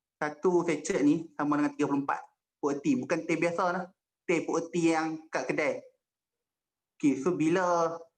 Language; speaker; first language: Malay; native; Malay